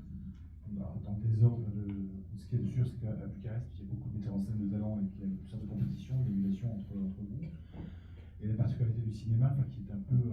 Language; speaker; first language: French; native; French